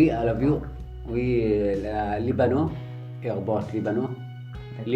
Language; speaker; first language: French; non-native, learner; Arabic